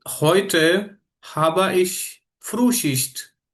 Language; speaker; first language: German; non-native, fluent; Urdu